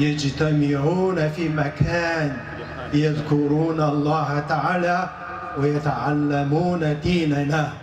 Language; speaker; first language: Arabic; non-native, fluent; Chinese